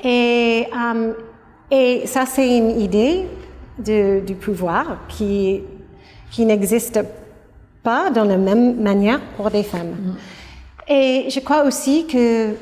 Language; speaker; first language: French; non-native, fluent; English